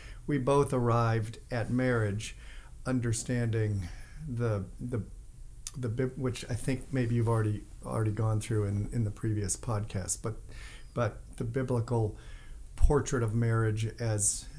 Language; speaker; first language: English; native; English